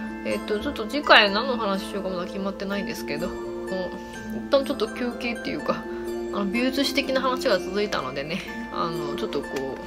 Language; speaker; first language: Japanese; native; Japanese